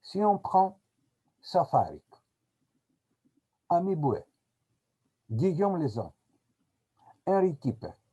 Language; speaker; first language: French; non-native, fluent; Greek